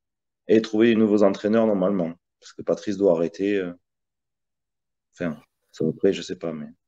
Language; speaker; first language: French; early bilingual, other home language; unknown